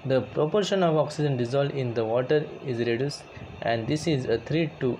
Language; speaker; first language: English; non-native, local second language; Marathi